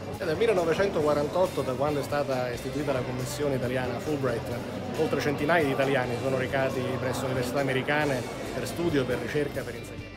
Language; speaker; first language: Italian; native; Italian